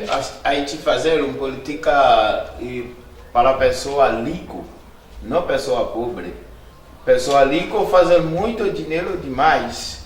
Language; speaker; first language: Portuguese; non-native, learner; Haitian Creole